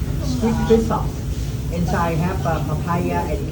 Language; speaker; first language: English; non-native, fluent; Vietnamese